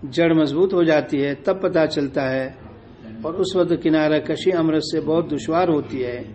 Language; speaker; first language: Urdu; native; Urdu